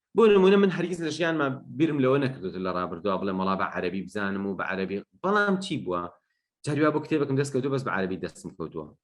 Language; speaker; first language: Central Kurdish; non-native, local second language; Gurani